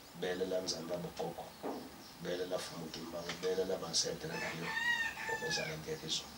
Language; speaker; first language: Lingala; non-native, local second language; Kongo